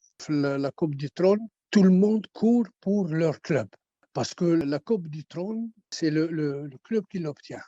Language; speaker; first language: French; non-native, local second language; Arabic